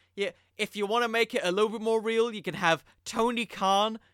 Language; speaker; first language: English; native; English